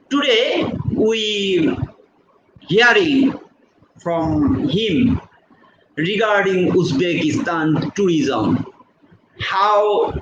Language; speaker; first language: English; non-native, fluent; Bangla